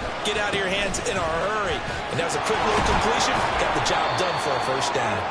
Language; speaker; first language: English; native; English